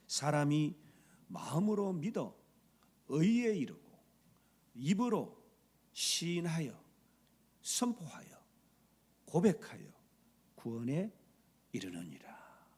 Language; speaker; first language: Korean; native; Korean